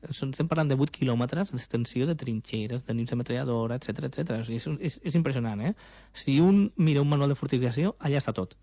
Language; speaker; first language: Catalan; native; Catalan